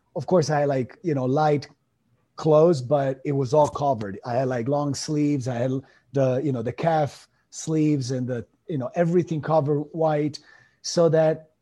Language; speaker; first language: English; non-native, fluent; Italian